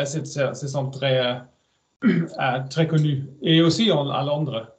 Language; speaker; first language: French; non-native, learner; German